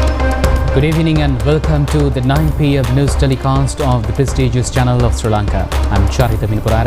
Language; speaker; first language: English; non-native, local second language; Sinhala